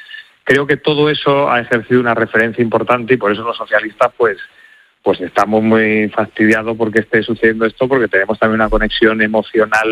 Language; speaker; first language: Spanish; native; Spanish